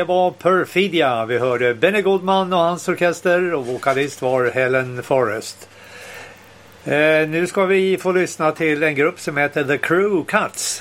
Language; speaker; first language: Swedish; native; Swedish